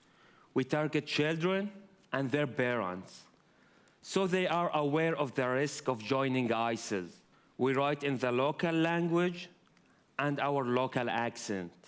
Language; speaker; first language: English; non-native, fluent; Arabic